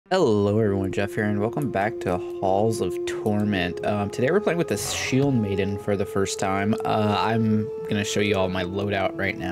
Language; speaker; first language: English; native; English